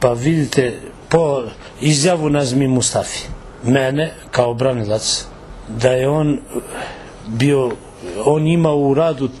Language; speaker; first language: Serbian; non-native, local second language; Albanian